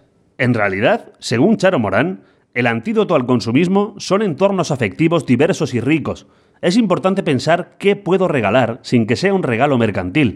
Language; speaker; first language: Spanish; native; Spanish